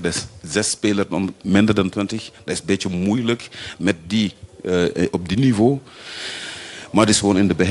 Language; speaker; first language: Dutch; non-native, fluent; French